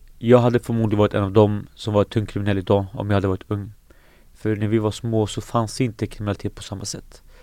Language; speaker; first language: Swedish; early bilingual, other home language; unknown